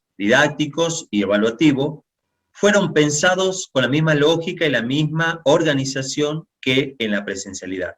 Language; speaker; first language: Spanish; native; Spanish